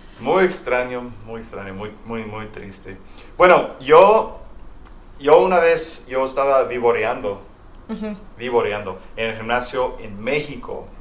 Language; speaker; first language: Spanish; non-native, fluent; English